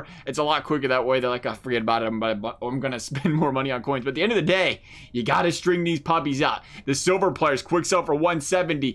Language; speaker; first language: English; native; English